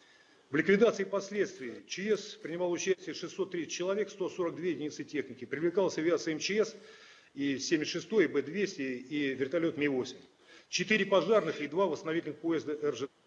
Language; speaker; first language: Russian; native; Russian